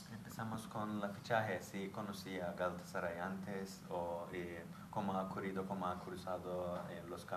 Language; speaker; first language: Spanish; non-native, fluent; Turkish